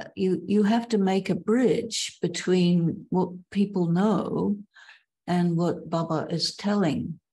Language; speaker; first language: English; native; English